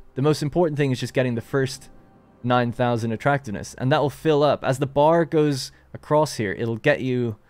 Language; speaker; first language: English; native; English